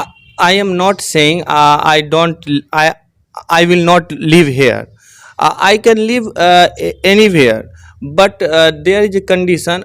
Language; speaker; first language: English; non-native, learner; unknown